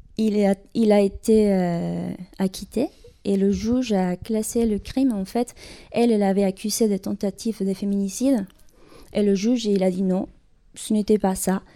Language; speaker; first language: French; non-native, fluent; Spanish